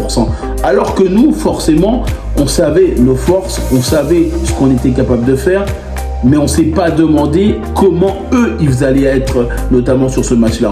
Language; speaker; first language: French; native; French